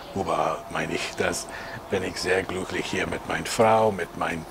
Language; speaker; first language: German; non-native, learner; English